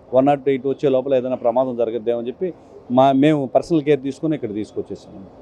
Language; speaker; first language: Telugu; native; Telugu